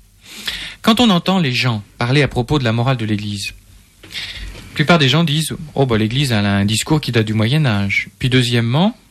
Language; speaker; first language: French; native; French